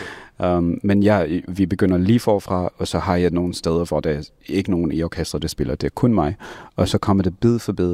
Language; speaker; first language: Danish; non-native, fluent; English